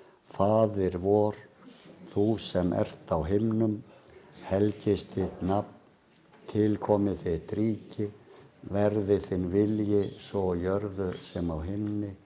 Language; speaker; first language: Icelandic; native; Icelandic